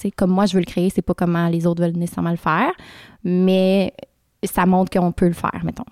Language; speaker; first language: French; native; French